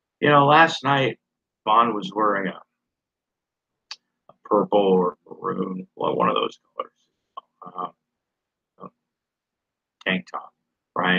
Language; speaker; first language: English; native; English